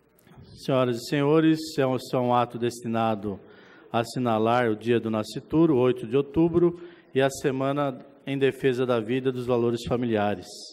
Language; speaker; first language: Portuguese; native; Portuguese